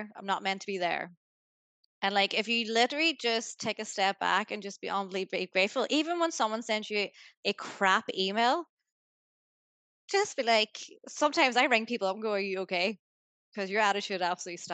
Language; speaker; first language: English; native; English